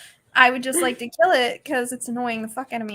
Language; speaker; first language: English; native; English